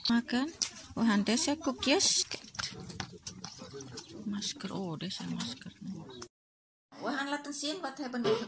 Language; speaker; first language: Dutch; non-native, learner; Indonesian